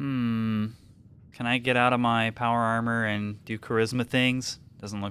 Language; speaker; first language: English; native; English